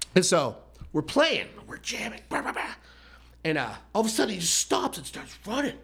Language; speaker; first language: English; native; English